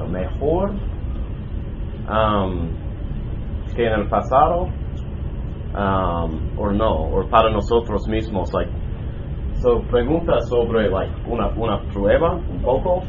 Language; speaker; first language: Spanish; non-native, learner; English